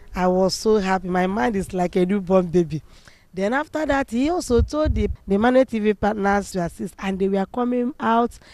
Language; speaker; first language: English; non-native, local second language; Igbo